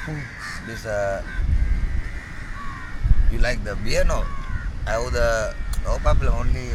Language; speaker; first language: English; non-native, learner; Sinhala